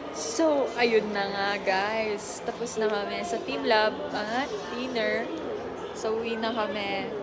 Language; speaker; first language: Filipino; early bilingual, heritage; Japanese